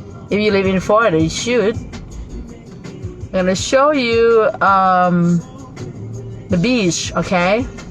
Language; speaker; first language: English; non-native, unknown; Thai